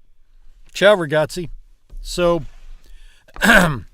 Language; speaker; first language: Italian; non-native, learner; English